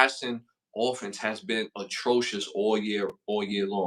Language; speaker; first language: English; native; English